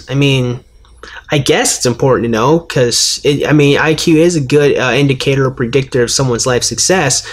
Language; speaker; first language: English; native; English